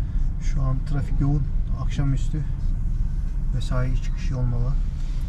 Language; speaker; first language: Turkish; native; Turkish